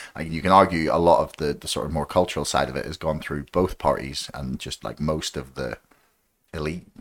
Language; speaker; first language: English; native; English